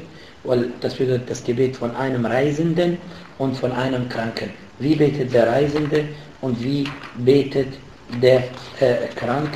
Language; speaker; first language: German; non-native, fluent; Arabic